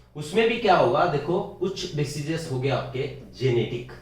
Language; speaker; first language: Hindi; non-native, local second language; Marathi